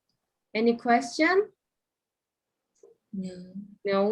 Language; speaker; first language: English; non-native, fluent; Korean